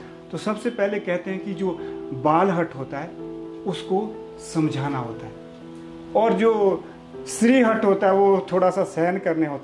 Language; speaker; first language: Hindi; native; Hindi